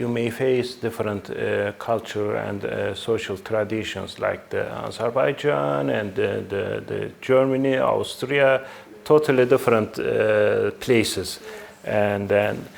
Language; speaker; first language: English; non-native, fluent; Turkish